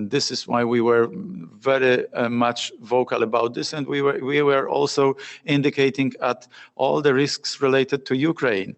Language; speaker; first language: English; non-native, fluent; Polish